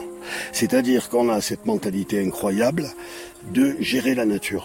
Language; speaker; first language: French; native; French